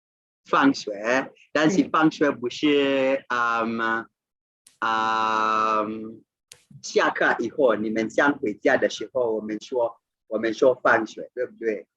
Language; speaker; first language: Chinese; non-native, fluent; Swahili